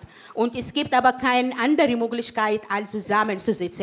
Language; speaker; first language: German; non-native, fluent; Arabic